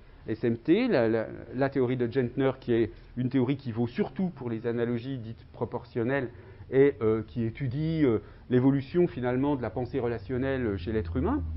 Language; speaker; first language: French; native; French